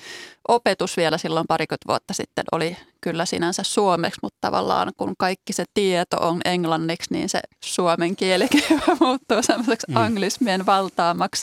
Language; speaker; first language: Finnish; native; Finnish